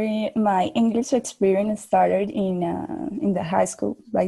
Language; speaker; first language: English; non-native, learner; Spanish